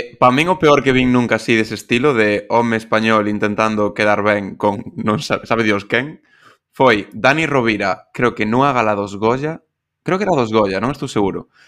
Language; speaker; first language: Galician; non-native, local second language; Spanish